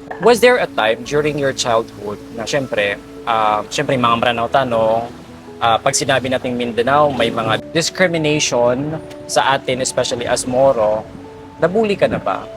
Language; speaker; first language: Filipino; non-native, local second language; Maranao